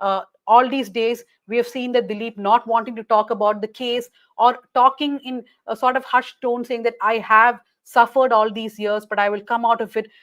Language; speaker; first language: English; non-native, local second language; Malayalam